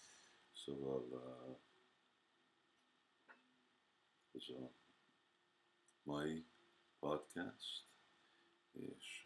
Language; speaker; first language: Hungarian; early bilingual, heritage; Hungarian